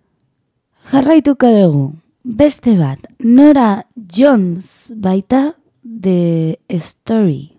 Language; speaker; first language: Basque; non-native, learner; Spanish